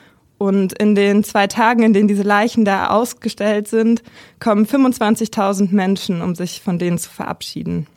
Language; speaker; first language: German; native; German